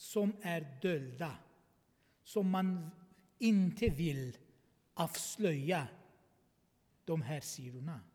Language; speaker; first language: Swedish; non-native, fluent; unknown